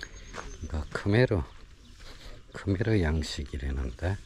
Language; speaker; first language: Korean; native; Korean